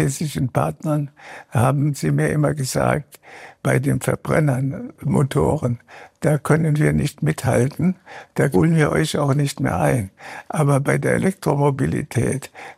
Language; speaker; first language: German; native; German